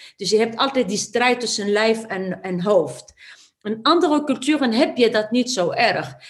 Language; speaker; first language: Dutch; non-native, fluent; Arabic